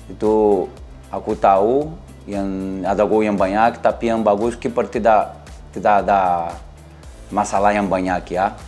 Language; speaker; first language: Indonesian; non-native, learner; Portuguese